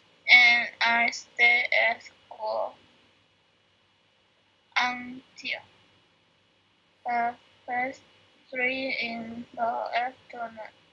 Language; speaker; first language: English; non-native, learner; Chinese